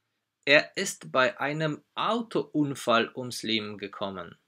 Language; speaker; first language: German; non-native, fluent; Polish